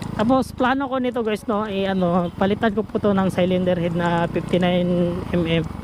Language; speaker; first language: Filipino; non-native, local second language; Cebuano